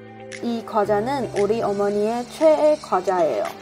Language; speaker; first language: Korean; non-native, learner; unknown